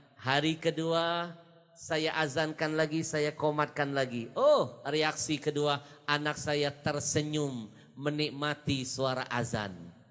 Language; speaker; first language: Indonesian; native; Indonesian